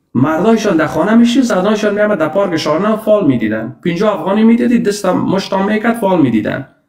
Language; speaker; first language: Persian; native; Persian